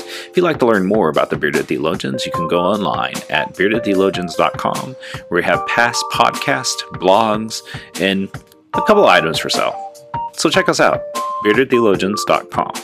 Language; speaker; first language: English; native; English